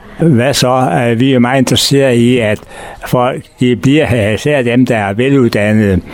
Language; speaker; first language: Danish; native; Danish